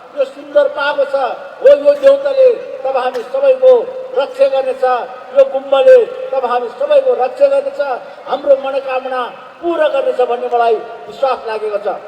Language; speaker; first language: Nepali; non-native, local second language; Eastern Tamang